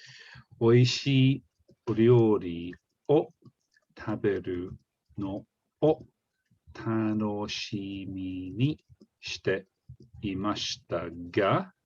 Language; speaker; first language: Japanese; non-native, fluent; English